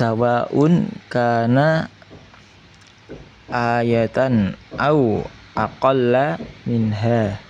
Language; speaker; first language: Arabic; non-native, learner; Indonesian